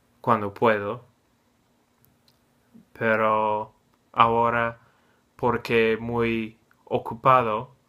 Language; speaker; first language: Spanish; non-native, learner; English